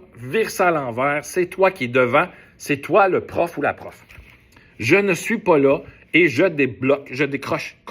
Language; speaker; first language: French; native; French